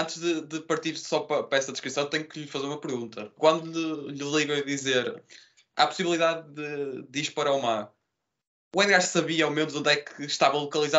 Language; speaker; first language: Portuguese; native; Portuguese